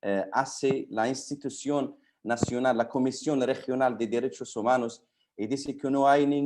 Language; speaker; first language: Spanish; non-native, fluent; Arabic